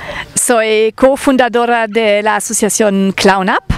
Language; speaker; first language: Spanish; non-native, learner; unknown